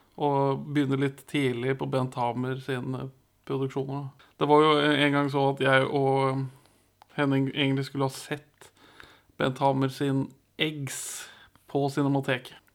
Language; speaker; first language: Norwegian; native; Norwegian